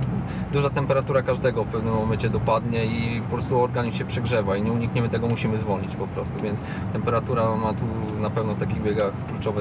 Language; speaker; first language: Polish; native; Polish